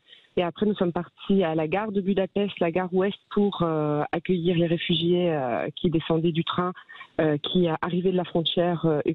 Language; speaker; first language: French; native; French